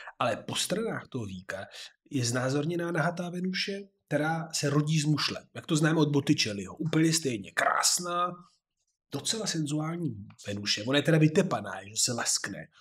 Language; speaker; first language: Czech; non-native, fluent; Italian